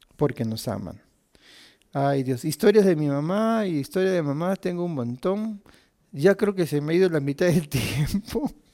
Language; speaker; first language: Spanish; native; Spanish